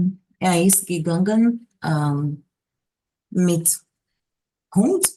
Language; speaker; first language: German; non-native, learner; Portuguese